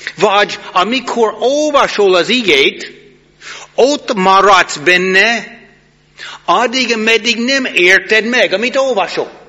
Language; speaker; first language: Hungarian; non-native, fluent; English